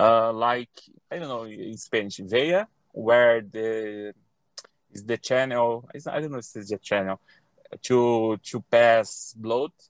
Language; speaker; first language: English; non-native, learner; Portuguese